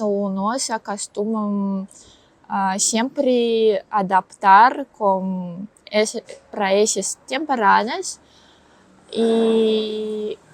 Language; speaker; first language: Portuguese; non-native, learner; Russian